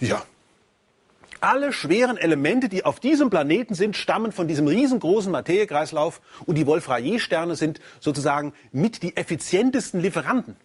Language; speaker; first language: German; native; German